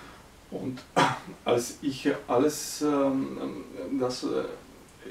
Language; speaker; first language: German; non-native, learner; Bulgarian